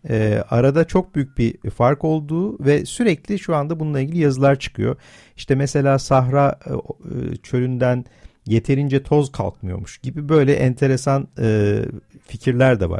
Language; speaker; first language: Turkish; native; Turkish